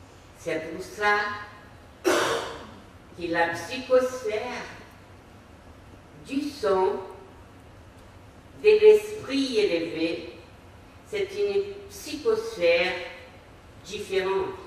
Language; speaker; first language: French; non-native, fluent; Portuguese